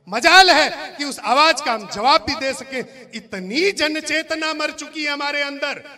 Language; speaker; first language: Hindi; non-native, local second language; Marwari